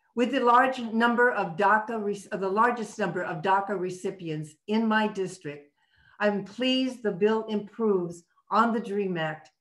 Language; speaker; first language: English; native; English